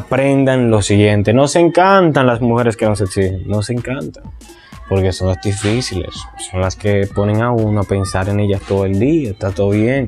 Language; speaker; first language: Spanish; native; Spanish